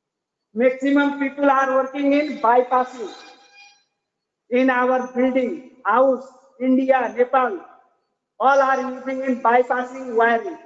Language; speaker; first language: English; non-native, learner; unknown